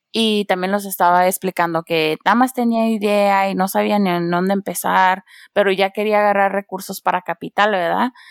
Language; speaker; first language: Spanish; early bilingual, heritage; Spanish